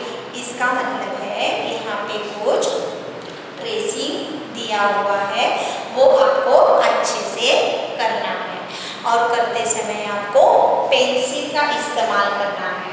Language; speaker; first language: Hindi; native; Hindi